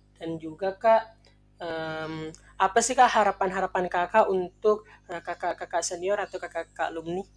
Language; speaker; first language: Indonesian; native; Indonesian